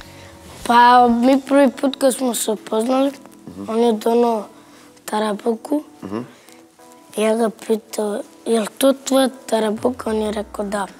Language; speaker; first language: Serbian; non-native, local second language; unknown